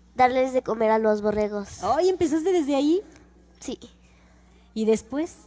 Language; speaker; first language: Spanish; native; Spanish